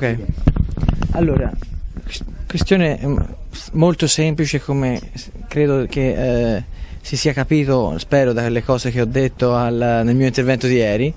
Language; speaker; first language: Italian; native; Italian